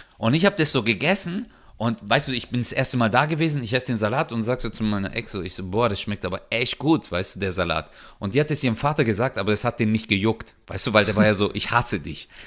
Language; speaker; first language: German; early bilingual, other home language; Turkish